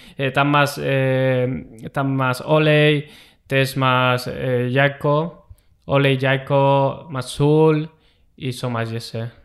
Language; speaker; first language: Polish; non-native, learner; Spanish